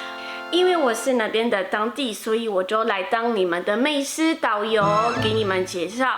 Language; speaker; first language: Chinese; non-native, fluent; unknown